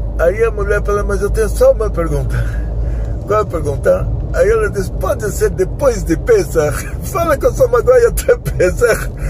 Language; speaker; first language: Portuguese; native; Portuguese